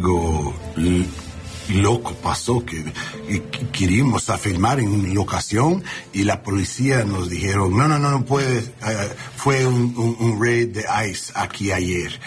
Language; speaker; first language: Spanish; non-native, learner; English